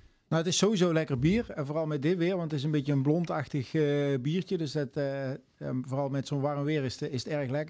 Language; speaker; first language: Dutch; native; Dutch